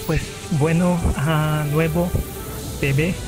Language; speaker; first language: Spanish; non-native, fluent; Filipino